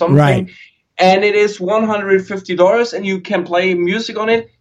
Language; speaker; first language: English; non-native, fluent; German